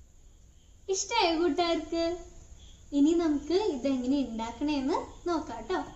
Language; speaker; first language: Malayalam; native; Malayalam